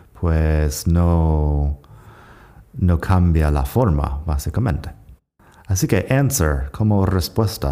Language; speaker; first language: Spanish; non-native, fluent; English